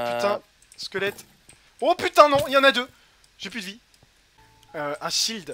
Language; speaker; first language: French; native; French